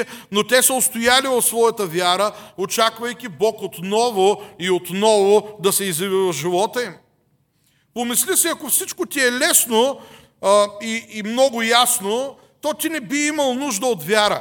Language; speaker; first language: Bulgarian; native; Bulgarian